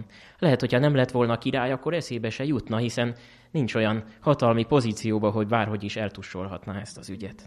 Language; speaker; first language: Hungarian; native; Hungarian